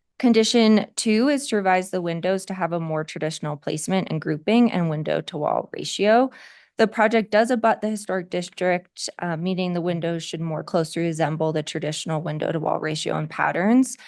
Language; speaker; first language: English; native; English